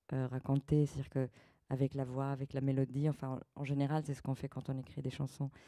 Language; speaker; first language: French; early bilingual, other home language; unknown